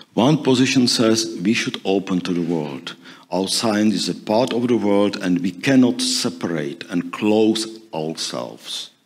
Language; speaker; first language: English; non-native, fluent; Czech